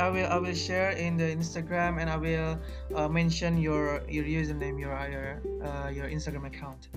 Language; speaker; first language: English; non-native, learner; Indonesian